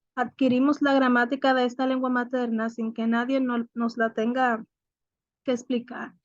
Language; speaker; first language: Spanish; native; Spanish